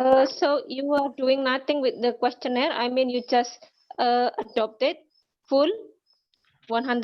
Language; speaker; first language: English; non-native, local second language; Indonesian